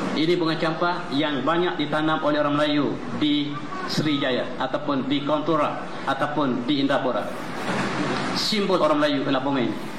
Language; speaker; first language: Malay; native; Malay